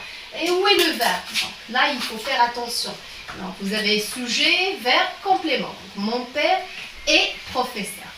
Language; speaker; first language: French; non-native, local second language; Arabic